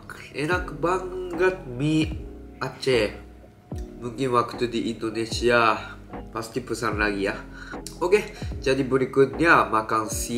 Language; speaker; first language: Indonesian; non-native, learner; Japanese